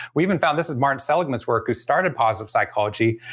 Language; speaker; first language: English; native; English